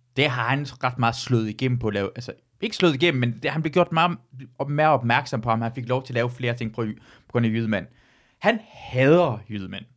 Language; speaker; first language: Danish; early bilingual, other home language; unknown